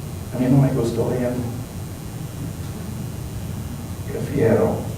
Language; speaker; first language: Spanish; non-native, learner; English